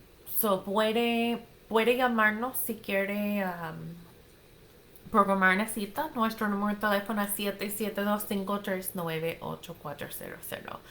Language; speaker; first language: Spanish; non-native, fluent; English